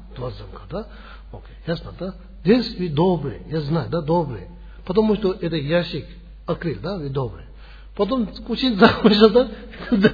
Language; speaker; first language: Russian; non-native, learner; Tibetan